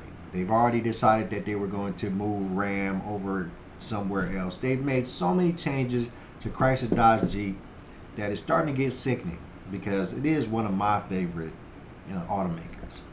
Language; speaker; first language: English; native; English